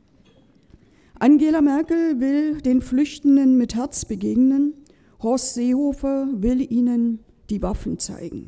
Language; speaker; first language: German; native; German